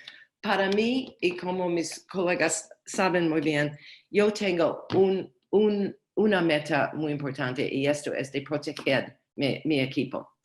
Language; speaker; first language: Spanish; non-native, learner; English